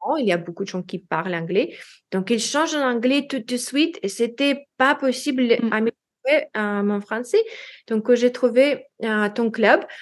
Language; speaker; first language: French; non-native, learner; Russian